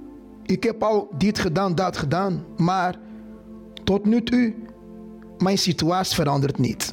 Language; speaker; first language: Dutch; non-native, fluent; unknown